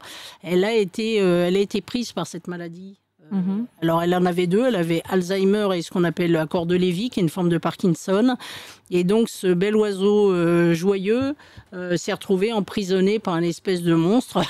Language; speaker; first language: French; native; French